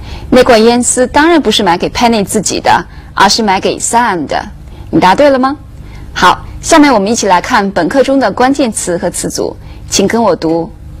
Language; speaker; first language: Chinese; native; Chinese